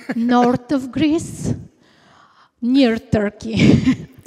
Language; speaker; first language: English; non-native, fluent; Bulgarian